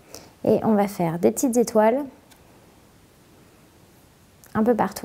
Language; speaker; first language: French; native; French